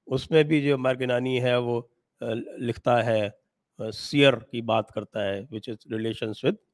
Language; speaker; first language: Hindi; native; Hindi